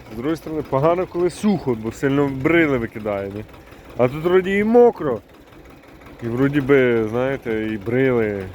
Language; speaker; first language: Ukrainian; native; Ukrainian